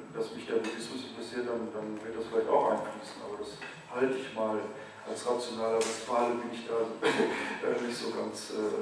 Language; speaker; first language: German; native; German